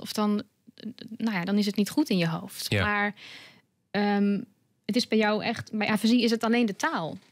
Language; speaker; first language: Dutch; native; Dutch